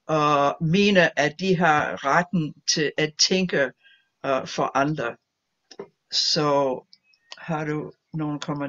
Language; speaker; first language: Danish; non-native, fluent; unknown